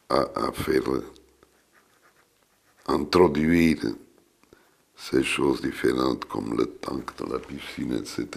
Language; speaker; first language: French; non-native, fluent; Portuguese